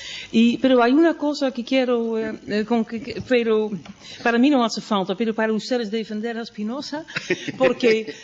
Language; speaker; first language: Spanish; non-native, fluent; Dutch